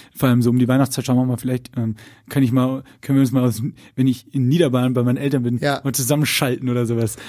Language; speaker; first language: German; native; German